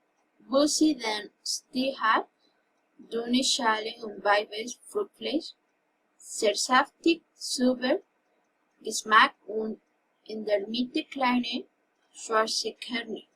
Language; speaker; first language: German; non-native, learner; Spanish